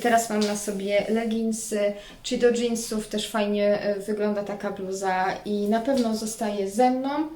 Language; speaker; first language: Polish; native; Polish